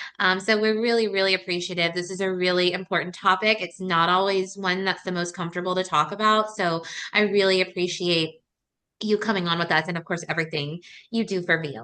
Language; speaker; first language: English; native; English